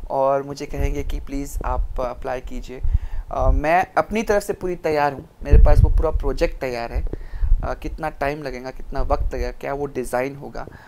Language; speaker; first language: Hindi; non-native, local second language; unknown